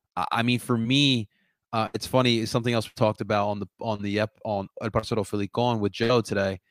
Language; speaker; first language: English; native; English